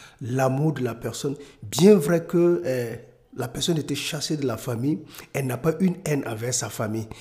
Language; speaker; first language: French; non-native, local second language; Mossi